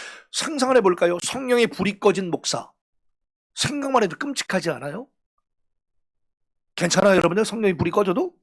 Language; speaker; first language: Korean; native; Korean